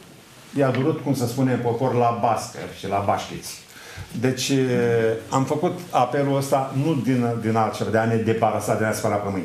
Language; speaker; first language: Romanian; native; Romanian